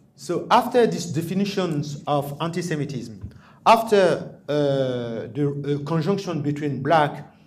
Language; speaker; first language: English; non-native, fluent; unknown